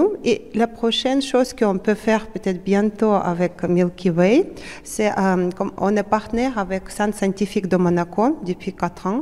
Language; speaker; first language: French; non-native, fluent; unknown